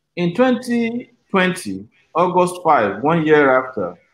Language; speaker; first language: English; non-native, local second language; Yoruba